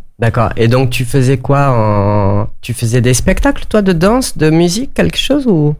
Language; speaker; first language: French; native; French